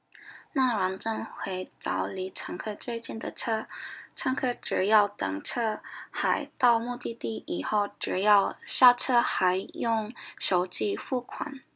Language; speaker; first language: Chinese; non-native, learner; English